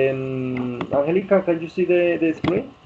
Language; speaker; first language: English; non-native, learner; Spanish